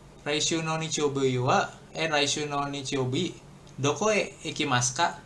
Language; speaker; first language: Japanese; non-native, fluent; Indonesian